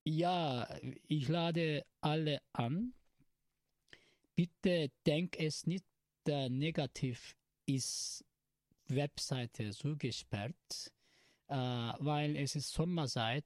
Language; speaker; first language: German; non-native, learner; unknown